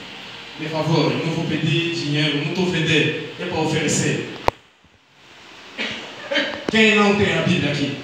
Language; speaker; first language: Portuguese; non-native, learner; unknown